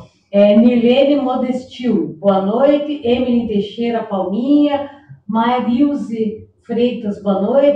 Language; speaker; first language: Portuguese; native; Portuguese